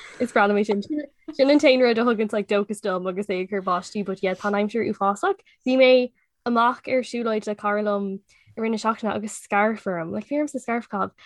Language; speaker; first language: Irish; non-native, local second language; English